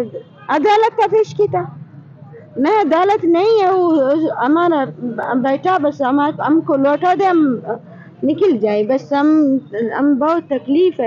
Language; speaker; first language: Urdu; non-native, local second language; Brahui